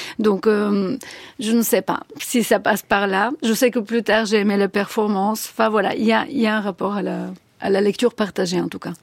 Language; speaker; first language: French; non-native, fluent; Bulgarian